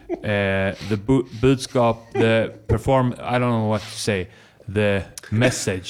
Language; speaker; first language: English; non-native, fluent; Swedish